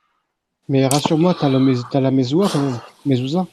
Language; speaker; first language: French; native; French